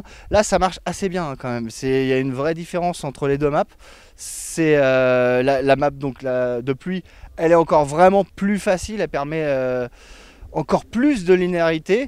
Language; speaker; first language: French; native; French